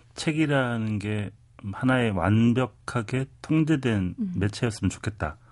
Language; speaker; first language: Korean; native; Korean